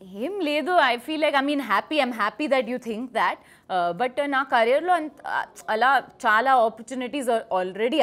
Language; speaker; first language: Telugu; non-native, fluent; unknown